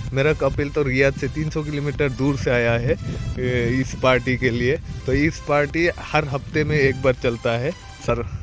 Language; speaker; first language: Hindi; non-native, local second language; Assamese